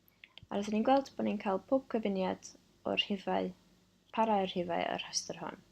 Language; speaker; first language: Welsh; non-native, local second language; English